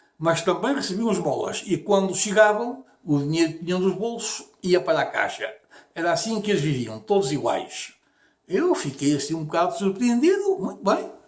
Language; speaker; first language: Portuguese; native; Portuguese